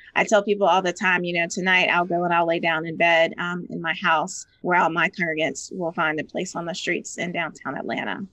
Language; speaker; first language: English; native; English